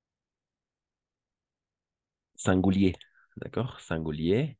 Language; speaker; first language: French; non-native, fluent; Spanish